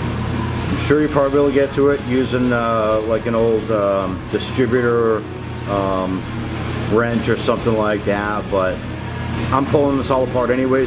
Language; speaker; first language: English; native; English